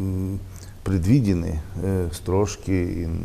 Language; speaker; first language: Slovenian; non-native, learner; Russian